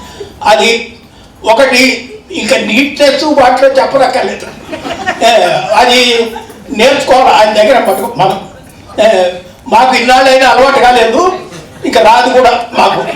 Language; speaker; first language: Telugu; native; Telugu